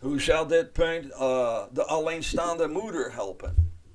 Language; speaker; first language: Dutch; non-native, fluent; English